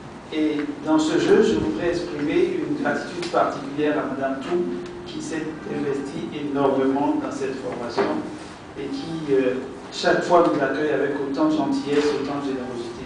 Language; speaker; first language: French; native; French